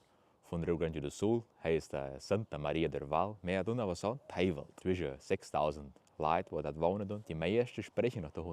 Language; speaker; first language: German; early bilingual, heritage; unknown